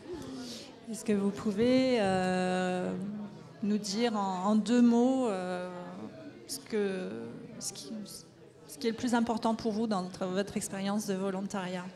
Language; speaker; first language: French; native; French